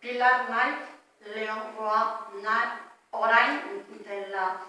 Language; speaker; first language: Basque; non-native, local second language; Spanish